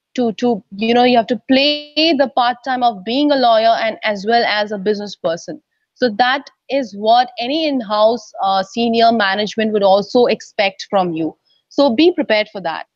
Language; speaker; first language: English; non-native, local second language; Odia